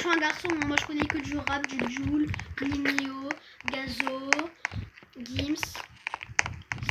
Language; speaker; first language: French; native; French